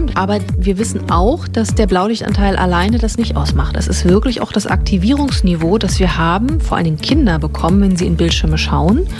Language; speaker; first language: German; native; German